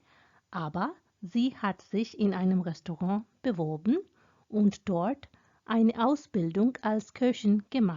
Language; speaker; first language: German; non-native, fluent; Hindi